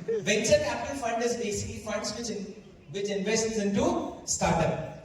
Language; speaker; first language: English; non-native, local second language; Hindi